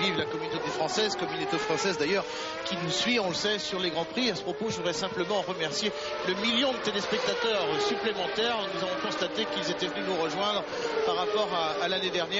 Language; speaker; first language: French; native; French